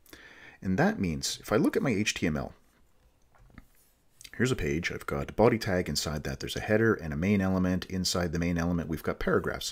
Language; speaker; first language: English; native; English